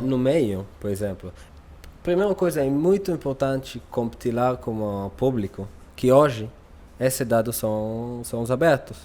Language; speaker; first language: Portuguese; non-native, learner; Hebrew